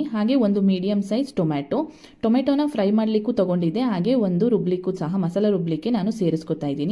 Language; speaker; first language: Kannada; native; Kannada